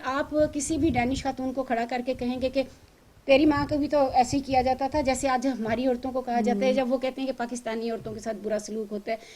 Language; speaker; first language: Urdu; native; Urdu